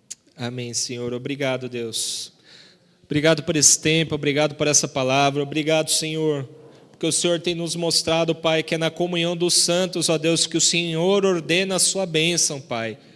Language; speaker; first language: Portuguese; native; Portuguese